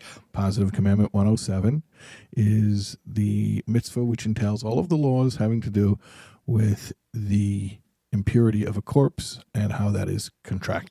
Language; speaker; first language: English; native; English